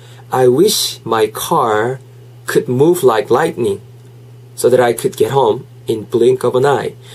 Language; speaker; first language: English; non-native, fluent; Korean